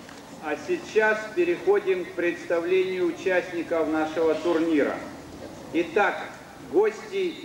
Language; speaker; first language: Russian; native; Russian